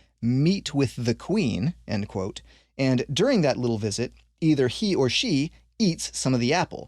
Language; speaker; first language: English; native; English